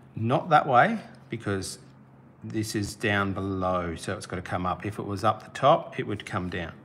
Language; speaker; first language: English; native; English